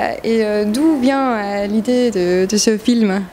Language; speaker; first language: French; non-native, fluent; Estonian